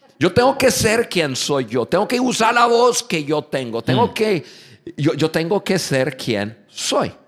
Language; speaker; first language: Spanish; non-native, fluent; English